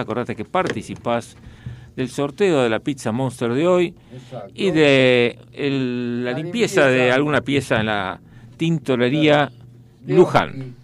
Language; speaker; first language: Spanish; native; Spanish